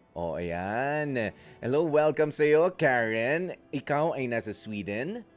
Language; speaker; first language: Filipino; native; Filipino